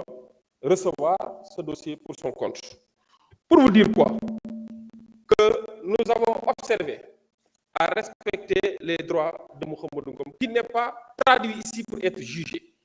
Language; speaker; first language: French; non-native, local second language; Wolof